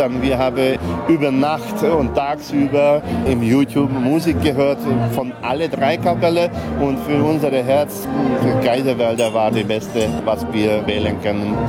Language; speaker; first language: German; non-native, local second language; Hungarian